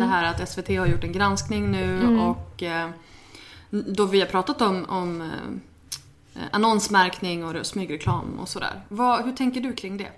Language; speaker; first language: Swedish; native; Swedish